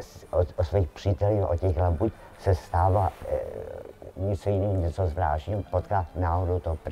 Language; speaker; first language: Czech; non-native, fluent; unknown